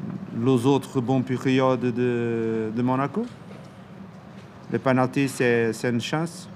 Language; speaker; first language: French; non-native, learner; Portuguese